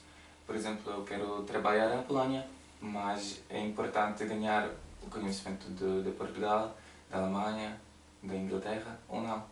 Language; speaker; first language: Portuguese; non-native, learner; Polish